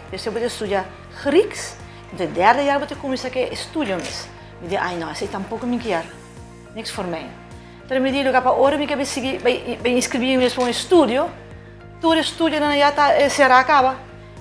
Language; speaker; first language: Dutch; non-native, local second language; Papiamento